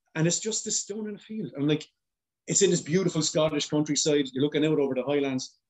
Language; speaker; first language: English; native; English